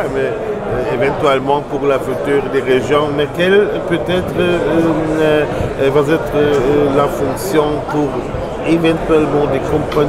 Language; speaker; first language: French; non-native, learner; German